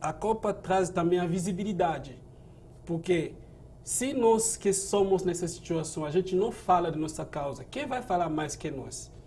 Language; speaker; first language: Portuguese; non-native, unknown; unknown